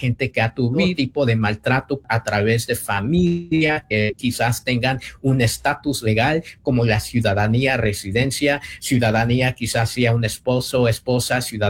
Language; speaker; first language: Spanish; early bilingual, heritage; Spanish